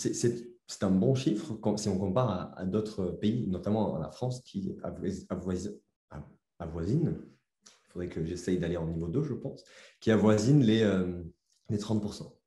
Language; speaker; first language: French; native; French